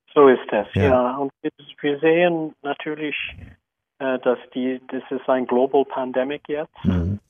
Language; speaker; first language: German; non-native, fluent; English